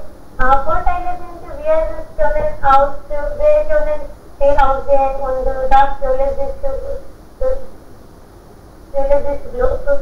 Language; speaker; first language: German; non-native, learner; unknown